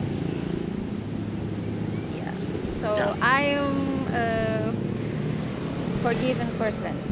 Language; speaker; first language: English; non-native, learner; Indonesian